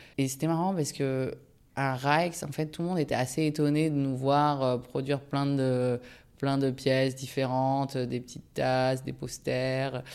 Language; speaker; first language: French; early bilingual, other home language; Japanese